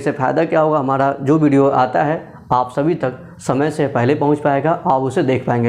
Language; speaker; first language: Hindi; native; Hindi